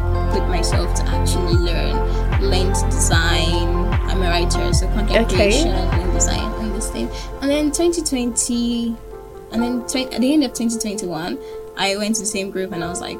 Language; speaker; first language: English; non-native, local second language; Yoruba